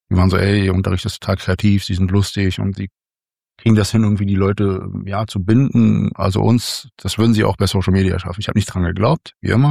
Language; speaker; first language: German; native; German